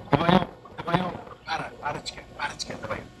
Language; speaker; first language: Russian; non-native, learner; Uzbek